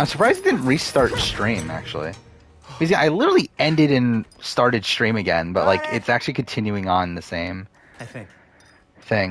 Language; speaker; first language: English; native; English